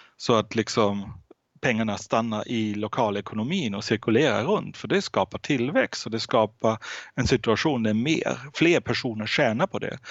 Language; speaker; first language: Swedish; non-native, fluent; German